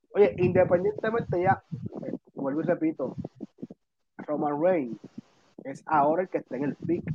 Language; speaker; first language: Spanish; native; Spanish